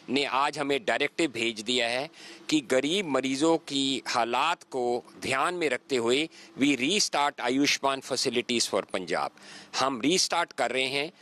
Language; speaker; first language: Hindi; native; Hindi